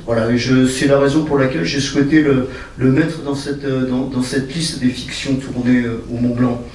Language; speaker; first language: French; native; French